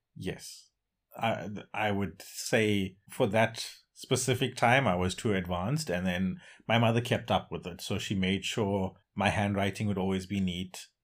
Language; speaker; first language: English; native; English